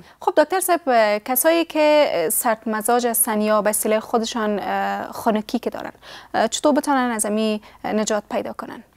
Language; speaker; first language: Persian; native; Persian